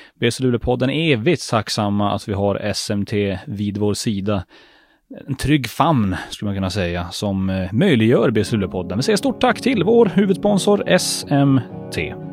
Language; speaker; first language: Swedish; native; Swedish